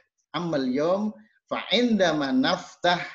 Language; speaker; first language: Arabic; non-native, fluent; Indonesian